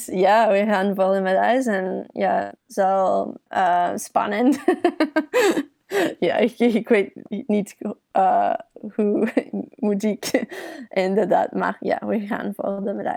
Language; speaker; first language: Dutch; early bilingual, heritage; English